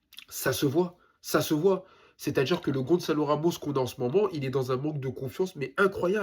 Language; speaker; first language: French; native; French